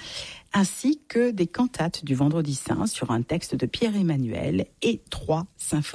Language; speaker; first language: French; native; French